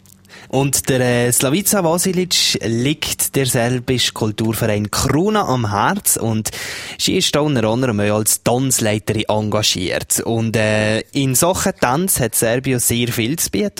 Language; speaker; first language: German; native; German